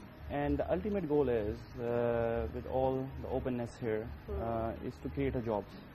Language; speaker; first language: English; non-native, local second language; Urdu